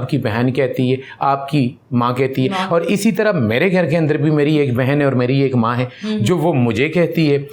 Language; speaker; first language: Urdu; non-native, local second language; Pashto